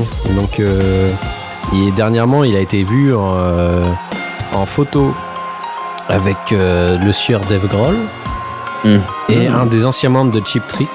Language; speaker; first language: French; native; French